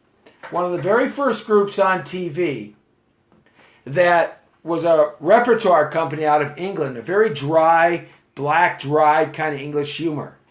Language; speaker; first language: English; native; English